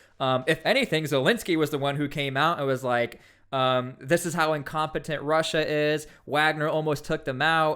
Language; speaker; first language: English; native; English